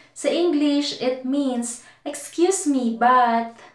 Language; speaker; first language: English; non-native, local second language; Filipino